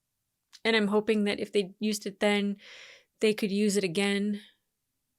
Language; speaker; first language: English; native; English